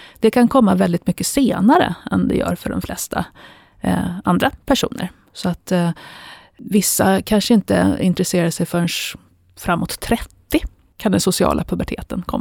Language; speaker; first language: Swedish; native; Swedish